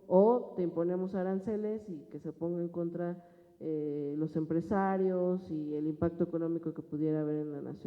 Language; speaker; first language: Spanish; native; Spanish